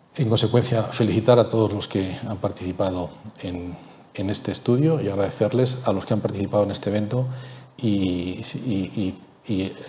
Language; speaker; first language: Spanish; native; Spanish